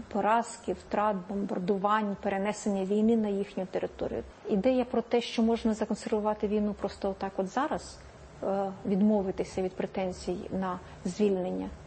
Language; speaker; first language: Ukrainian; native; Ukrainian